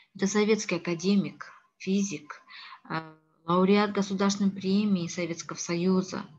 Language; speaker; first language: Russian; non-native, local second language; Kazakh